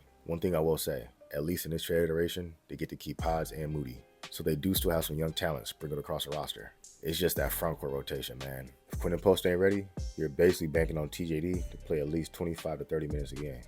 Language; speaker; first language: English; native; English